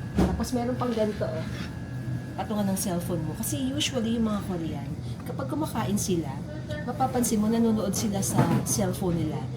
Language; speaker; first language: Filipino; native; Filipino